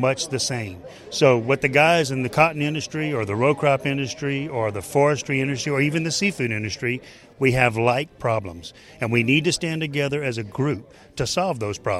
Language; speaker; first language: English; native; English